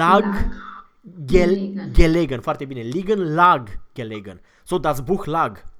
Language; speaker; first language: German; non-native, fluent; Romanian